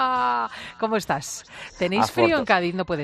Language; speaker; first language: Spanish; native; Spanish